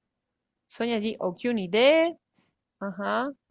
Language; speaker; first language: French; non-native, fluent; Spanish